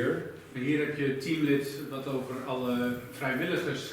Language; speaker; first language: Dutch; native; Dutch